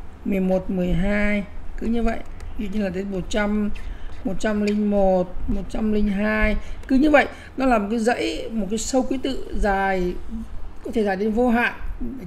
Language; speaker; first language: Vietnamese; native; Vietnamese